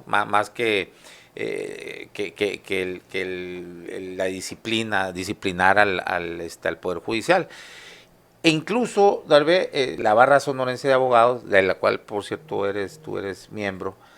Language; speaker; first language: Spanish; native; Spanish